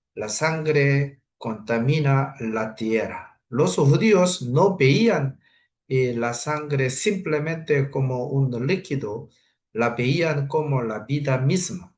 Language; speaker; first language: Spanish; non-native, fluent; Korean